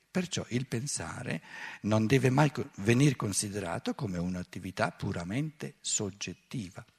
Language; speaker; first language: Italian; native; Italian